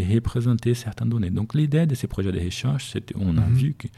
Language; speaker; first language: French; non-native, fluent; Portuguese